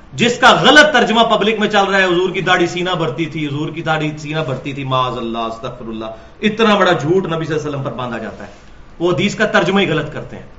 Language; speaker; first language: Urdu; non-native, local second language; Punjabi